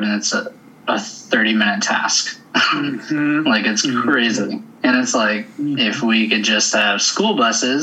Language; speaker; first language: English; native; English